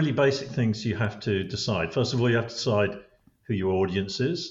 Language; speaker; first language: English; native; English